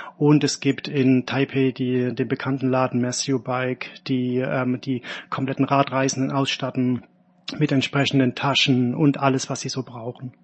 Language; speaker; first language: German; native; German